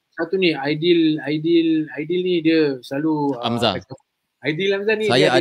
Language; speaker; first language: Malay; native; Malay